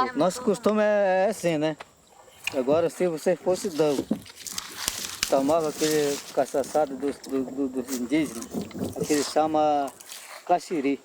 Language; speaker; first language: Portuguese; non-native, local second language; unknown